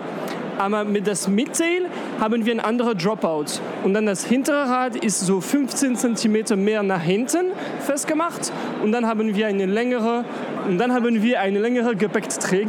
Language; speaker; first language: German; non-native, learner; French